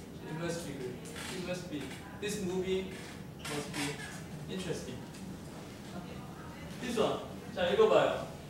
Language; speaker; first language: English; non-native, fluent; Korean